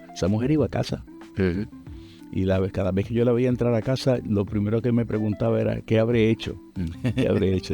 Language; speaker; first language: Spanish; native; Spanish